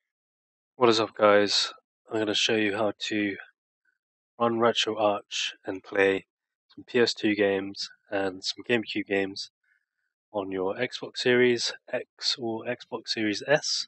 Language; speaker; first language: English; native; English